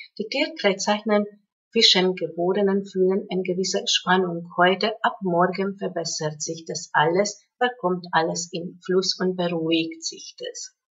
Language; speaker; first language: German; non-native, fluent; Hungarian